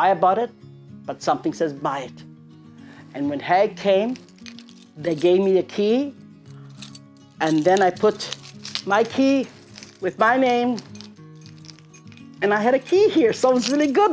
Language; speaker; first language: English; native; English